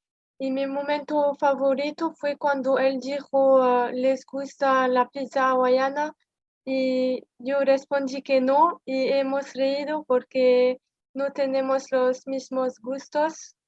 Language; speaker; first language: Spanish; non-native, learner; French